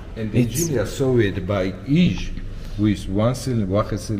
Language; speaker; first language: English; non-native, learner; Georgian